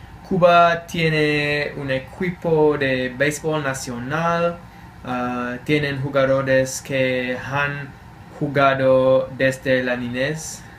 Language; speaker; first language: Spanish; non-native, learner; English